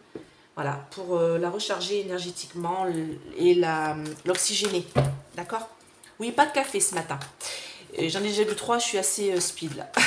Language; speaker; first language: French; native; French